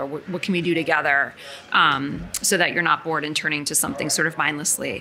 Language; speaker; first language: English; native; English